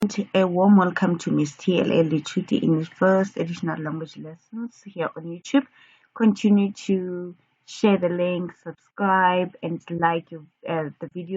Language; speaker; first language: English; non-native, local second language; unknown